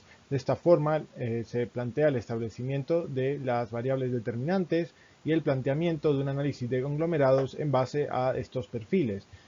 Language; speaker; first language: Spanish; native; Spanish